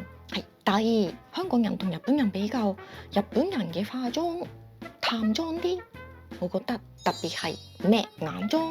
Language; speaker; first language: Cantonese; non-native, fluent; Japanese